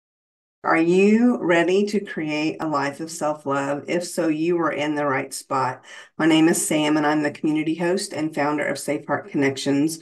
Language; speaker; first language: English; native; English